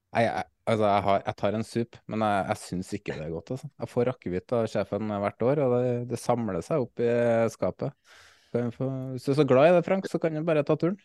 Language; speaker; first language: Norwegian; native; Norwegian